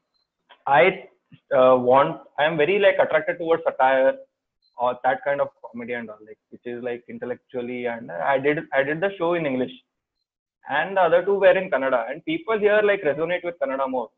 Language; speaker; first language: English; non-native, local second language; Kannada